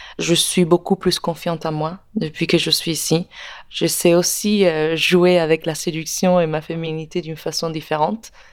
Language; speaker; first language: French; non-native, fluent; Italian